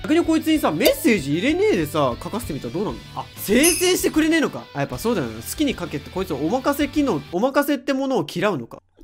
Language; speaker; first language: Japanese; native; Japanese